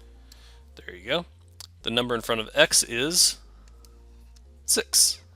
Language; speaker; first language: English; native; English